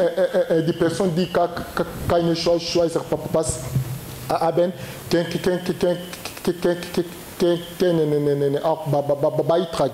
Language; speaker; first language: German; non-native, learner; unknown